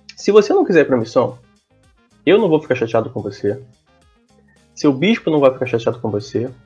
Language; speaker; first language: Portuguese; native; Portuguese